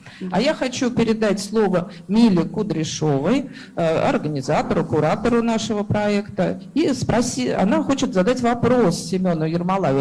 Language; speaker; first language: Russian; native; Russian